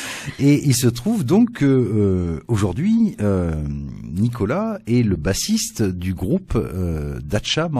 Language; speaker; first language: French; native; French